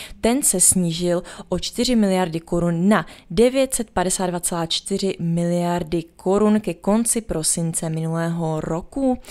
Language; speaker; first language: Czech; native; Czech